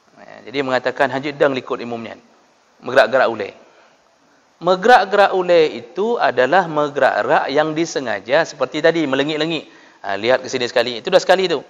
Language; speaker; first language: Malay; non-native, local second language; Achinese